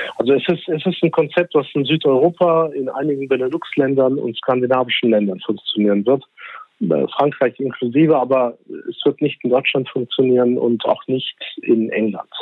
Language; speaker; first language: German; early bilingual, other home language; Turkish